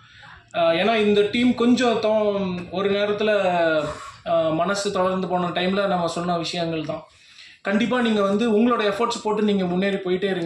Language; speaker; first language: Tamil; native; Tamil